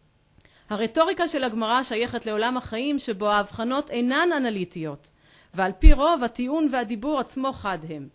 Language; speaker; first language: Hebrew; native; Hebrew